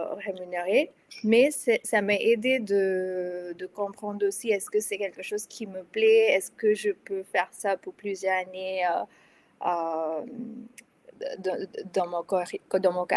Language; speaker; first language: French; non-native, fluent; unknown